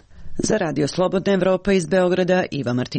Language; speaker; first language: Serbian; native; Serbian